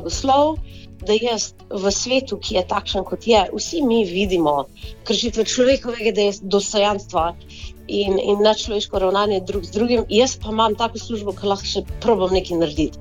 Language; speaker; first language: Slovenian; early bilingual, heritage; Slovenian